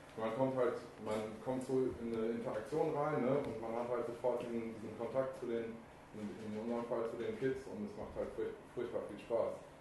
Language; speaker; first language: German; native; German